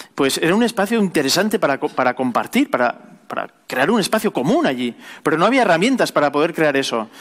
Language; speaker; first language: Spanish; native; Spanish